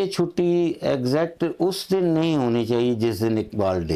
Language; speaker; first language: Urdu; non-native, local second language; Punjabi